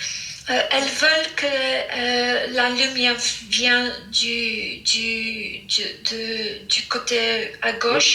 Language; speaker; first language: French; non-native, fluent; English